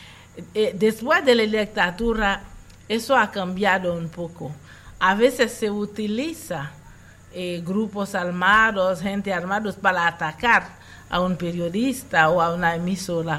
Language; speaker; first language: Spanish; non-native, fluent; Haitian Creole